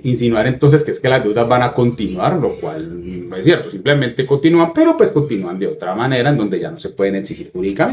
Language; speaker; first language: Spanish; native; Spanish